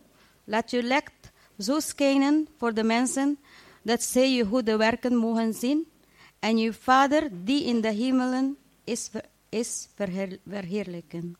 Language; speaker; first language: Dutch; non-native, fluent; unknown